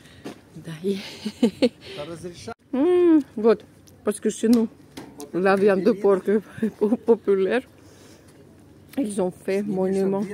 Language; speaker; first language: French; non-native, fluent; Russian